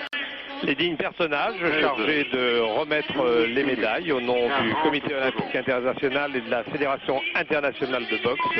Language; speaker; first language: French; native; French